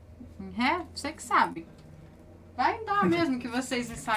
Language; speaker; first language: Portuguese; native; Portuguese